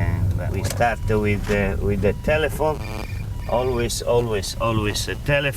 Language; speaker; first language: English; non-native, fluent; Italian